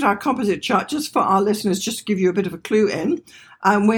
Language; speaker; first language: English; native; English